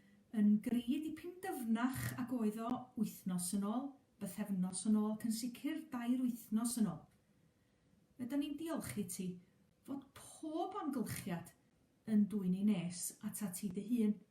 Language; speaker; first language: Welsh; native; Welsh